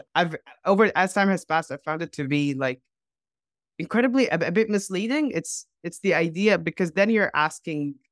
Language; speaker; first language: English; non-native, fluent; Arabic